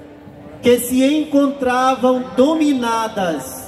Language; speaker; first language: Portuguese; native; Portuguese